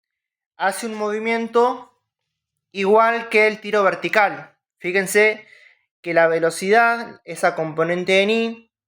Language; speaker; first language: Spanish; native; Spanish